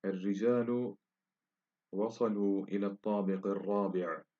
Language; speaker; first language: Arabic; non-native, fluent; Turkish